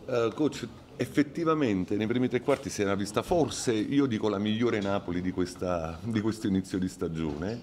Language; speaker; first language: Italian; native; Italian